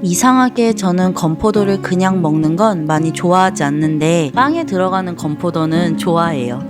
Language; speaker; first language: Korean; native; Korean